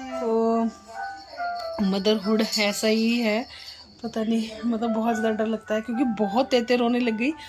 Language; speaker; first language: Hindi; native; Hindi